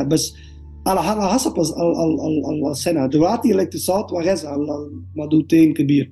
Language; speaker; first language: Arabic; non-native, learner; Dutch